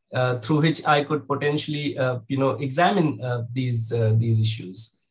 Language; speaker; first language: English; non-native, local second language; Hindi